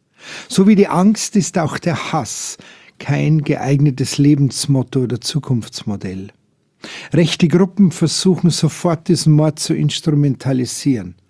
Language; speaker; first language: German; native; German